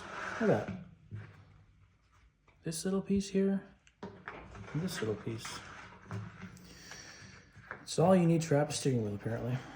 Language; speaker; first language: English; native; English